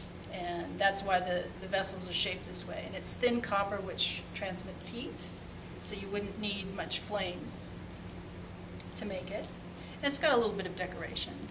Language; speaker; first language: English; native; English